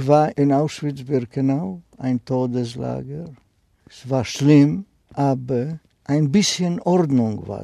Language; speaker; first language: German; non-native, fluent; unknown